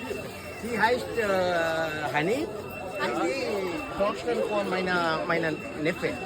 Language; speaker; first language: German; non-native, learner; Telugu